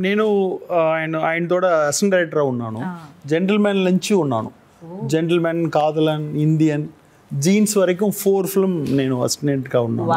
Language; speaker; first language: Telugu; non-native, learner; Tamil